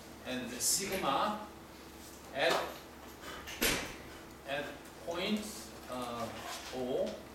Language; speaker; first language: English; non-native, fluent; Korean